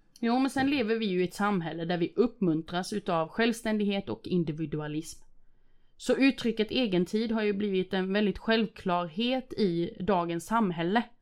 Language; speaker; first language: Swedish; early bilingual, other home language; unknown